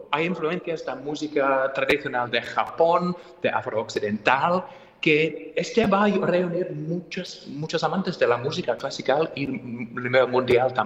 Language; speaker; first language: Spanish; non-native, fluent; English